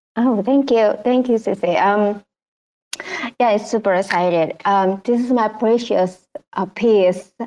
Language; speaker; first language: English; non-native, learner; Indonesian